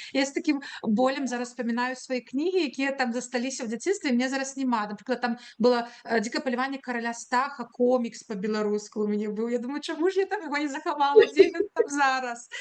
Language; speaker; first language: Belarusian; non-native, local second language; Russian